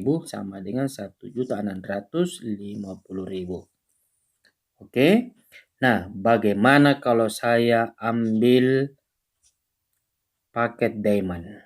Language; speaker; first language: Indonesian; native; Indonesian